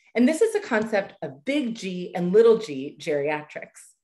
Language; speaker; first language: English; native; English